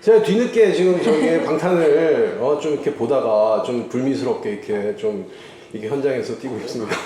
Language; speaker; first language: Korean; native; Korean